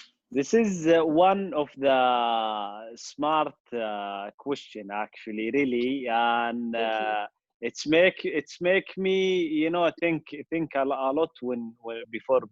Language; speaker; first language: English; non-native, fluent; Arabic